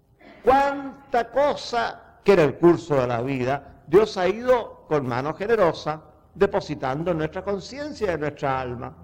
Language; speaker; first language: Spanish; native; Spanish